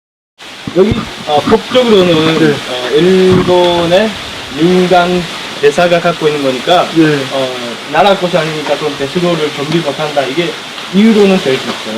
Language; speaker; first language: Korean; early bilingual, heritage; Korean